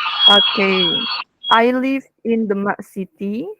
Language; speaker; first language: English; non-native, fluent; Indonesian